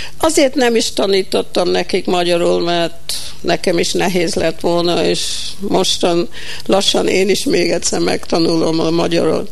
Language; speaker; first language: Hungarian; early bilingual, heritage; Hungarian